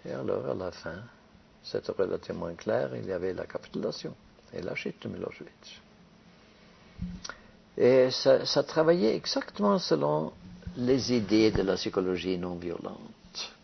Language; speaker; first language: French; non-native, fluent; Norwegian